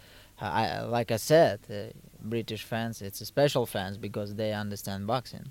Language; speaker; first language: English; non-native, fluent; Ukrainian